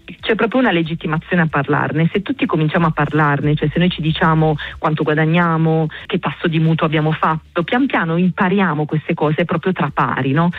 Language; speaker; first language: Italian; native; Italian